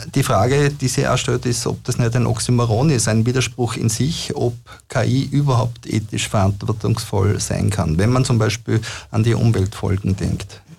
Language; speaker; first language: German; native; German